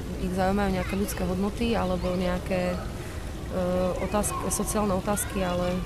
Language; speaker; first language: Slovak; native; Slovak